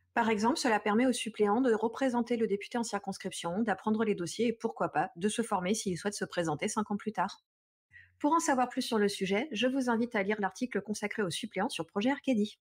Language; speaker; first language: French; native; French